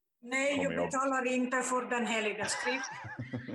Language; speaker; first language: Swedish; non-native, fluent; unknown